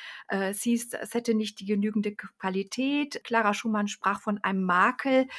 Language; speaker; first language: German; native; German